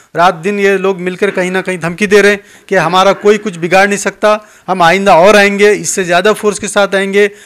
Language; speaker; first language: Hindi; non-native, local second language; Urdu